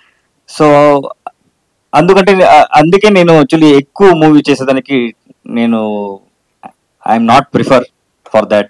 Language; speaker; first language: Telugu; non-native, learner; Kannada